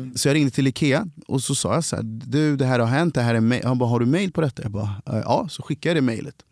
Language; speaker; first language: Swedish; native; Swedish